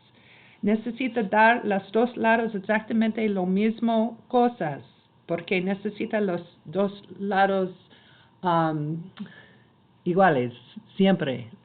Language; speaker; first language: Spanish; non-native, learner; English